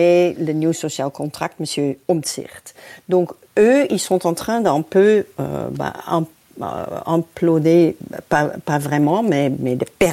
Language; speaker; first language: French; non-native, fluent; Dutch